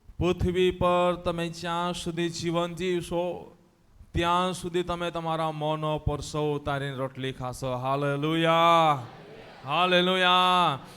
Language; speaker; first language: Gujarati; non-native, local second language; Gamit